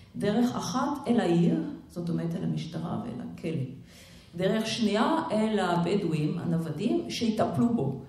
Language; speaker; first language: Hebrew; non-native, fluent; French